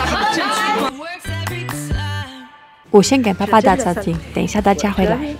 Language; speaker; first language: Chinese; non-native, fluent; French